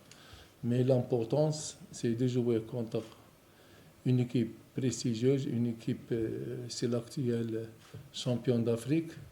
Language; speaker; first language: French; non-native, local second language; Arabic